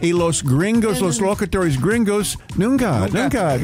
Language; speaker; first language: Spanish; non-native, learner; English